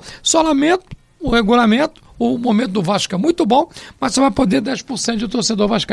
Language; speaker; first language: Portuguese; native; Portuguese